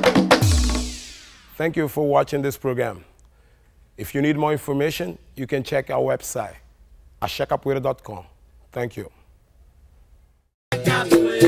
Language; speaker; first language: English; non-native, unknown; Portuguese